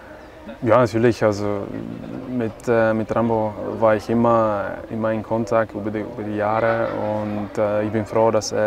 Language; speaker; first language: German; non-native, fluent; Czech